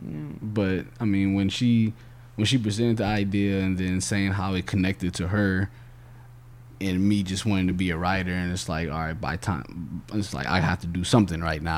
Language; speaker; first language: English; native; English